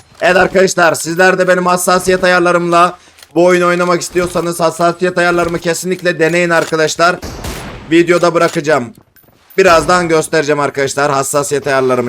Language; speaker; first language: Turkish; native; Turkish